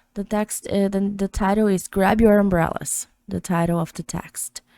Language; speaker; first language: English; non-native, fluent; Portuguese